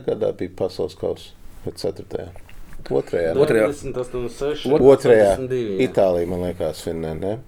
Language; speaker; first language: Latvian; early bilingual, heritage; Latvian